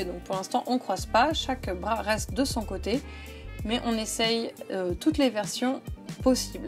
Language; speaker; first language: French; native; French